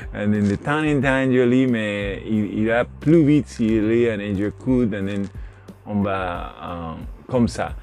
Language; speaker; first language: French; non-native, learner; Spanish